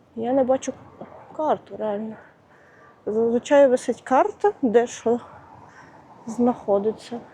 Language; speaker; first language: Ukrainian; non-native, local second language; Russian